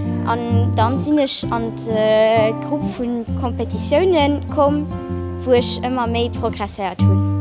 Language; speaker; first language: German; non-native, local second language; Luxembourgish